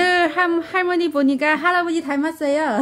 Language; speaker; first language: Korean; non-native, learner; Vietnamese